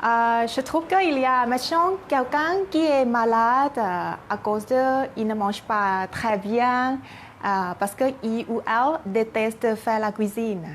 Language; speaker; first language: French; non-native, learner; Thai